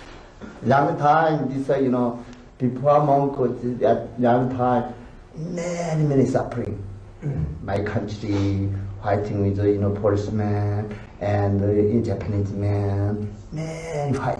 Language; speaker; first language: English; non-native, learner; Korean